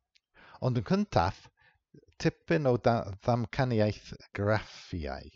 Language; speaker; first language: Welsh; non-native, fluent; English